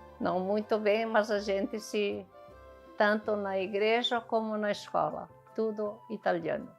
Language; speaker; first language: Portuguese; non-native, local second language; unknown